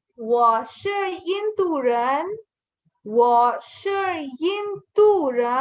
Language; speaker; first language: Chinese; non-native, fluent; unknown